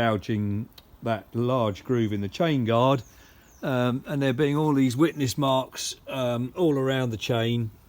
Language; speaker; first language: English; native; English